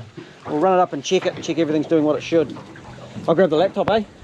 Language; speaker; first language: English; native; English